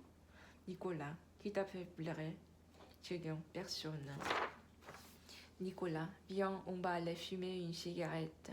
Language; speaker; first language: French; non-native, learner; Korean